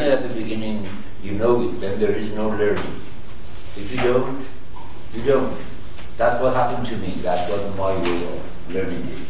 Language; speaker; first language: English; non-native, fluent; Persian